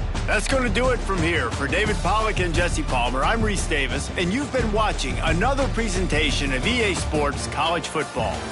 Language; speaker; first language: English; native; English